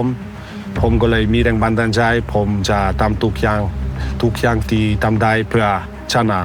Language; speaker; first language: Thai; non-native, fluent; Polish